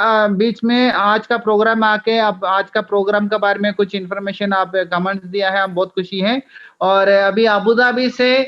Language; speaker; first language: Hindi; non-native, local second language; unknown